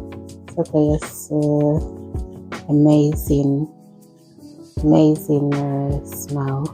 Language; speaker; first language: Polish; non-native, learner; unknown